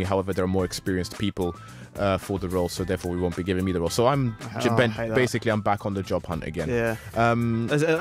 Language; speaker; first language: English; native; English